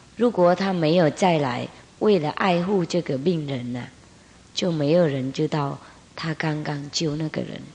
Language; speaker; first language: Chinese; non-native, fluent; Vietnamese